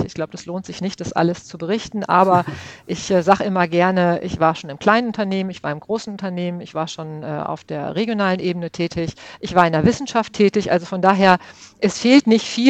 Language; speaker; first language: German; native; German